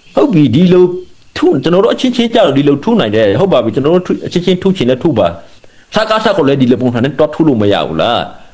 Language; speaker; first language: Burmese; non-native, local second language; Hakha Chin